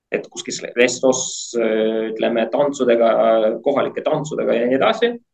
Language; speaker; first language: Estonian; non-native, local second language; Russian